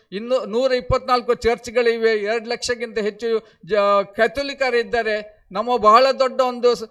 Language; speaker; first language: Kannada; non-native, local second language; Konkani